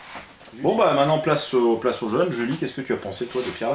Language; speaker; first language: French; native; French